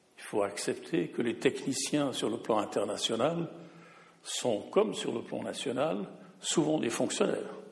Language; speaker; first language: French; non-native, local second language; German